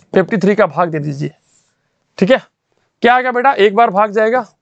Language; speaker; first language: Hindi; native; Hindi